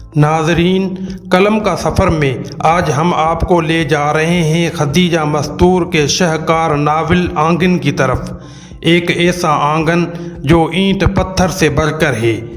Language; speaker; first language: Urdu; non-native, local second language; Sindhi